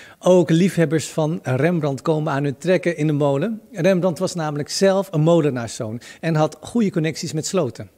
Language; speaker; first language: Dutch; native; Dutch